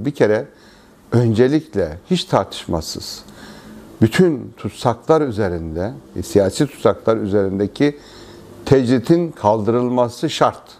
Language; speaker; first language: Turkish; native; Turkish